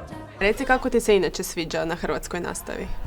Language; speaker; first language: Croatian; native; Croatian